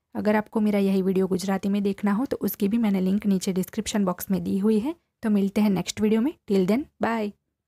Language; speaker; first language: Hindi; non-native, local second language; Gujarati